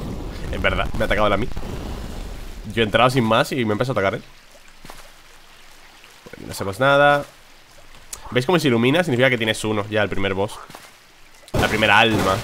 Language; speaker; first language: Spanish; native; Spanish